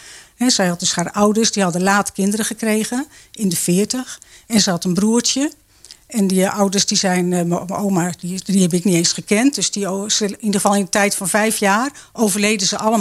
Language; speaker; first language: Dutch; native; Dutch